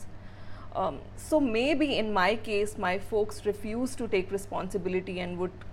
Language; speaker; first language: English; non-native, local second language; Hindi